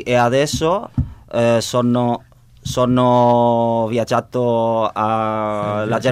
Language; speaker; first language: Italian; non-native, learner; Spanish